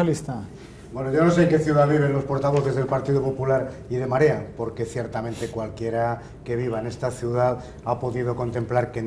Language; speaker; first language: Spanish; native; Spanish